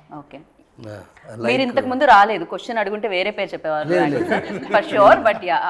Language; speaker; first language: Telugu; native; Telugu